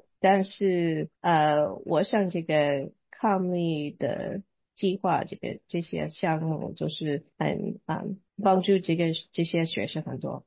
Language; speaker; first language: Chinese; non-native, fluent; English